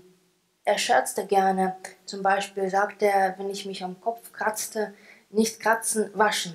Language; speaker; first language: German; non-native, fluent; Ukrainian